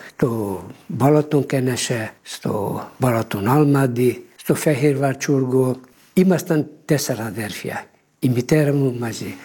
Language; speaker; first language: Greek; early bilingual, heritage; Greek